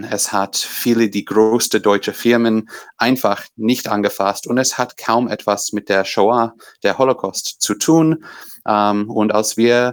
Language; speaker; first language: German; non-native, fluent; English